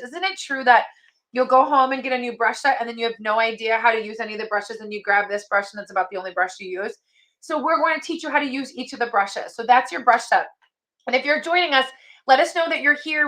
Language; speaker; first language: English; native; English